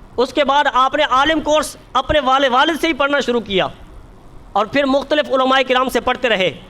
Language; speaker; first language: Urdu; native; Urdu